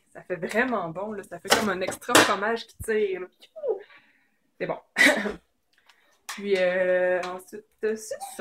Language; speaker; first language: French; native; French